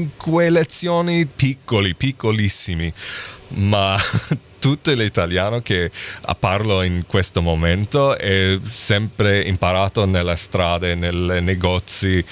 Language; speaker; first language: Italian; non-native, learner; English